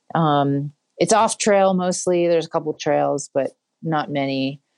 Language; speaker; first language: English; native; English